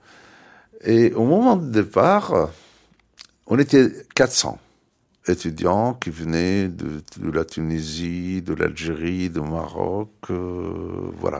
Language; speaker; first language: French; non-native, fluent; Arabic